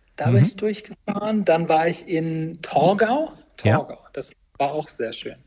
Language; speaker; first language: German; native; German